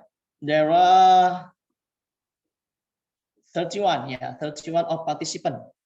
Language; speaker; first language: English; non-native, fluent; Indonesian